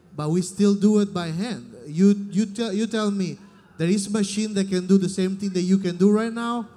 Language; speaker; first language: English; non-native, fluent; Italian